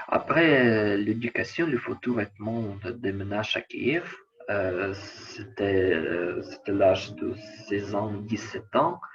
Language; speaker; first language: French; non-native, learner; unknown